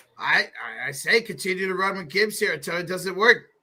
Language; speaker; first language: English; native; English